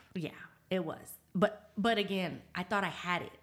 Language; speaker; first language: English; native; English